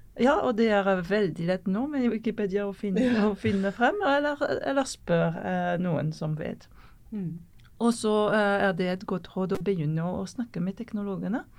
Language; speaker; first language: Norwegian; non-native, fluent; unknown